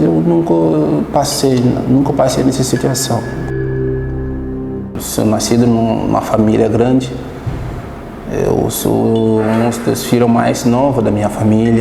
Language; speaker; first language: Portuguese; non-native, fluent; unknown